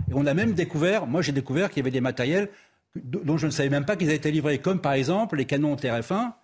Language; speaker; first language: French; native; French